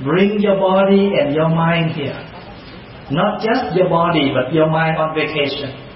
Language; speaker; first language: English; non-native, fluent; Vietnamese